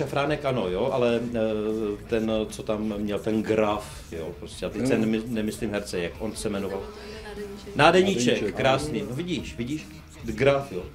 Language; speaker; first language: Czech; native; Czech